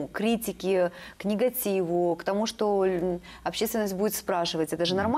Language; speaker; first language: Russian; native; Russian